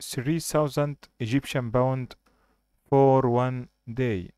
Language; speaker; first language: English; non-native, learner; Arabic